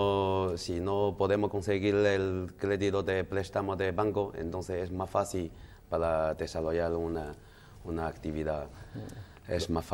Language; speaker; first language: Spanish; non-native, learner; Chinese